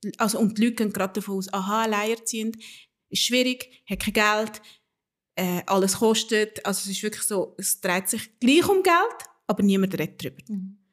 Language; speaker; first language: German; early bilingual, other home language; Spanish